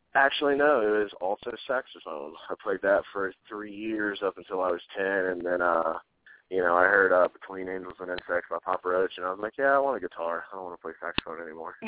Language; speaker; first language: English; native; English